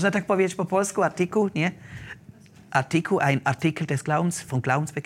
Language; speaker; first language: Polish; non-native, learner; German